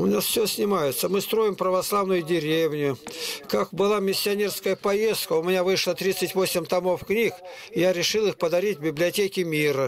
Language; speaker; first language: Russian; native; Russian